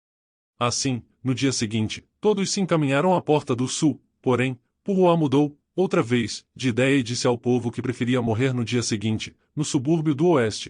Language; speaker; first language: Portuguese; native; Portuguese